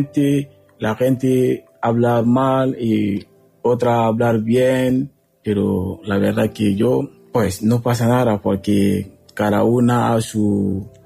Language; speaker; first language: Spanish; non-native, learner; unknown